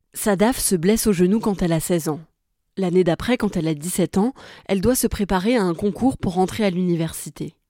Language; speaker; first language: French; native; French